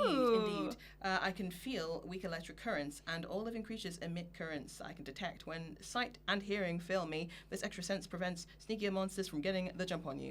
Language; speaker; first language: English; native; English